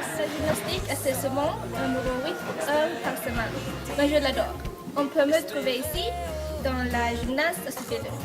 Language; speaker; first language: French; non-native, learner; Swedish